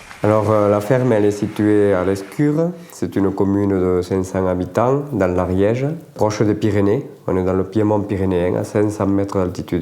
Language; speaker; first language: French; native; French